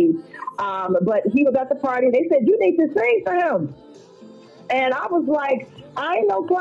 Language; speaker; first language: English; native; English